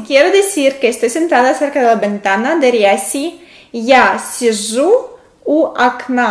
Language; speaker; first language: Spanish; non-native, fluent; Russian